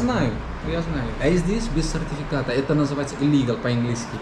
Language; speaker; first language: Russian; non-native, learner; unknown